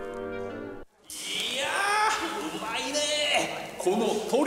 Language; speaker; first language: Japanese; native; Japanese